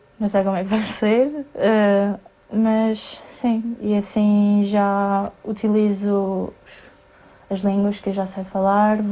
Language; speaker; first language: Portuguese; early bilingual, other home language; German